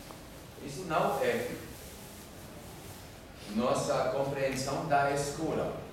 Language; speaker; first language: Portuguese; non-native, fluent; German